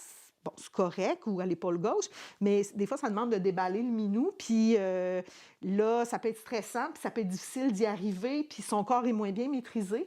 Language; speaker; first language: French; native; French